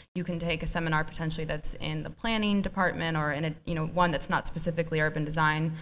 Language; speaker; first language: English; native; English